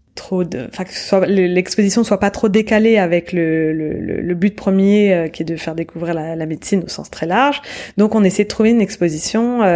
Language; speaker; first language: French; native; French